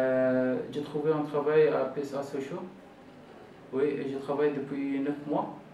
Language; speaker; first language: French; non-native, learner; Arabic